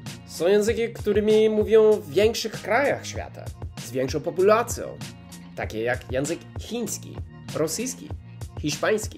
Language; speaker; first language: Polish; non-native, learner; English